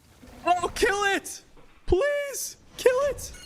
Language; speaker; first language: English; native; English